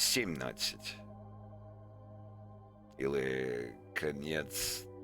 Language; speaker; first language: Russian; non-native, learner; English